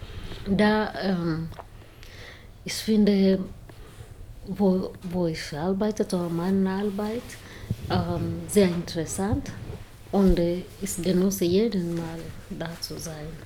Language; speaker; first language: German; non-native, learner; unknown